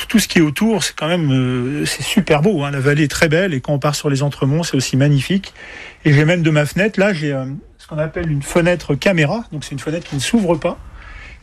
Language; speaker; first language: French; native; French